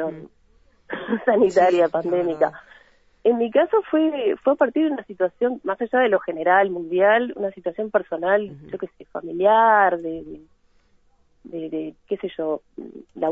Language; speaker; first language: Spanish; native; Spanish